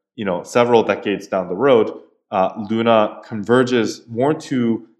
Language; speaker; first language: English; native; English